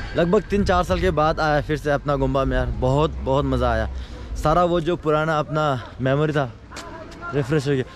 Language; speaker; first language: Hindi; non-native, fluent; Nepali